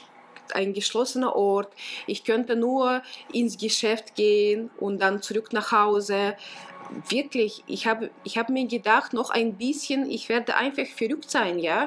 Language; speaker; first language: German; non-native, local second language; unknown